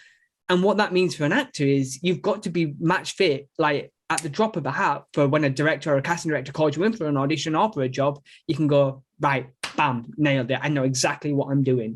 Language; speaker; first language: English; native; English